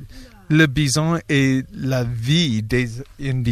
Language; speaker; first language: French; non-native, learner; English